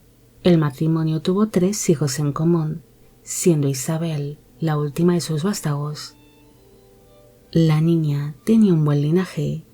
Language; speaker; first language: Spanish; native; Spanish